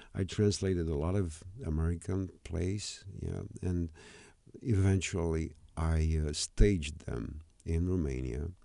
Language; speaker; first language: English; non-native, fluent; Romanian